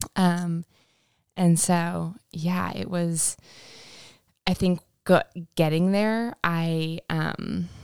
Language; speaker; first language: English; native; English